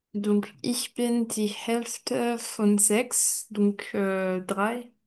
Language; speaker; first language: German; non-native, learner; French